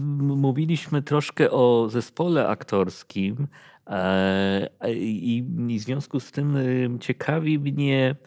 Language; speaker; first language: Polish; native; Polish